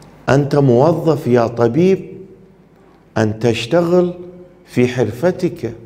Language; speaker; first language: Arabic; non-native, fluent; Persian